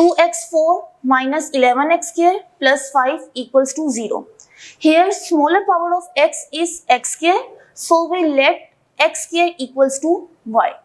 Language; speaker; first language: English; non-native, local second language; Urdu